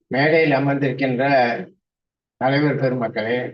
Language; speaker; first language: Tamil; native; Tamil